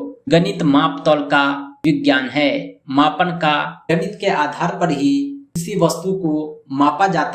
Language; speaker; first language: Hindi; native; Hindi